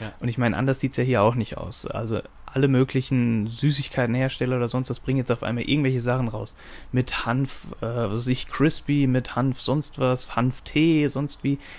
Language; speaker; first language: German; native; German